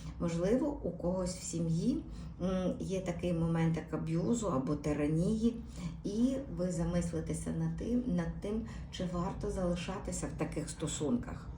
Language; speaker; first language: Ukrainian; native; Ukrainian